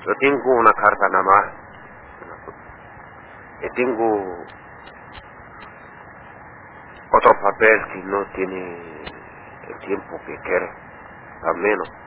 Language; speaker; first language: Spanish; non-native, learner; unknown